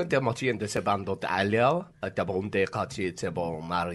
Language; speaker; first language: Italian; non-native, learner; English